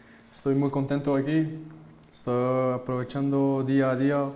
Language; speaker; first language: Spanish; non-native, fluent; French